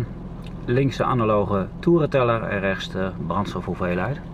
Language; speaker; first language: Dutch; native; Dutch